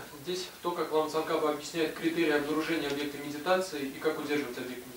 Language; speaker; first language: Russian; native; Russian